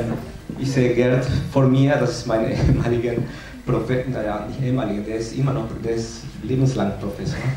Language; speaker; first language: German; non-native, fluent; Spanish